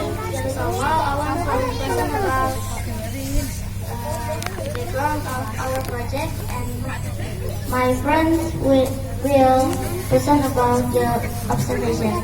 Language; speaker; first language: English; non-native, learner; Indonesian